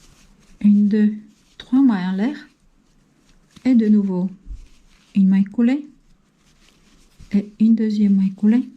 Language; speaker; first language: French; non-native, fluent; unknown